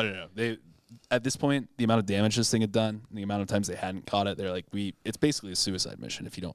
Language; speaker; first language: English; native; English